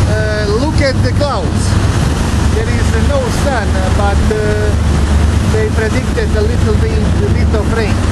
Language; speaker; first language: English; non-native, learner; Croatian